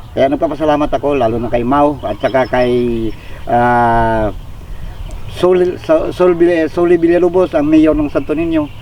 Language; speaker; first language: Filipino; non-native, local second language; Hiligaynon